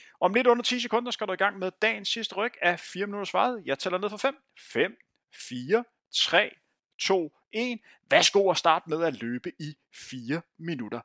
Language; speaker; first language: Danish; native; Danish